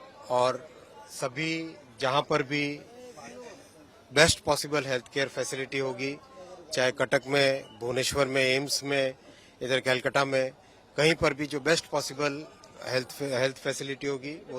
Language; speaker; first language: Hindi; native; Hindi